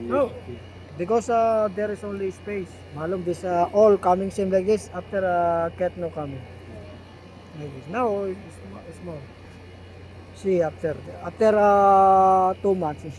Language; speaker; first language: English; non-native, learner; Filipino